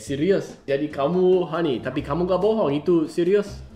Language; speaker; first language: Indonesian; non-native, fluent; English